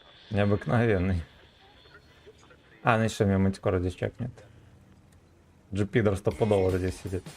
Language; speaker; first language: Russian; native; Russian